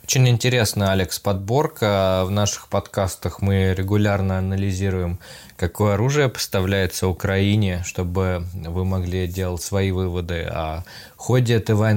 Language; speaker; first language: Russian; native; Russian